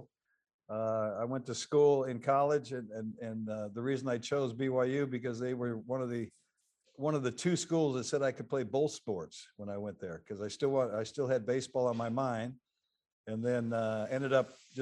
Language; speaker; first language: English; native; English